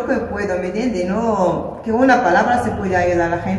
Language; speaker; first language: Spanish; non-native, local second language; Arabic